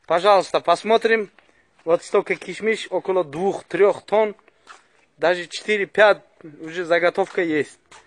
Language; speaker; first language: Russian; non-native, learner; Uzbek